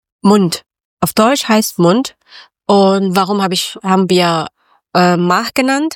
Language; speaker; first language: German; non-native, learner; Persian